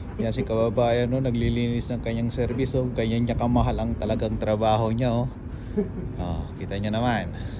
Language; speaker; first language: Filipino; non-native, local second language; Iloko